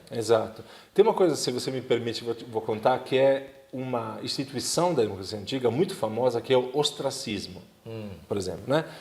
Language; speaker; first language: Portuguese; non-native, fluent; Italian